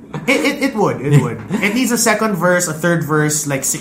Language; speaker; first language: English; non-native, local second language; Filipino